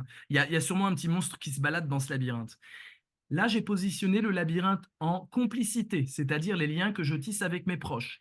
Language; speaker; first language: French; native; French